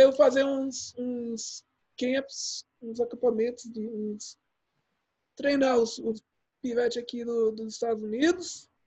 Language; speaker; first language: Portuguese; early bilingual, heritage; Portuguese